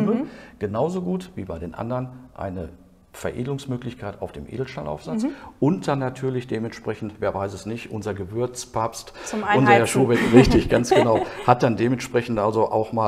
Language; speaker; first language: German; native; German